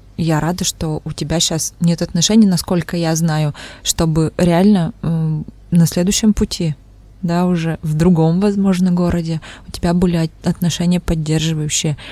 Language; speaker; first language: Russian; native; Russian